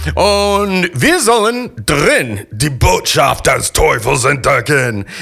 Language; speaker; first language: German; non-native, learner; English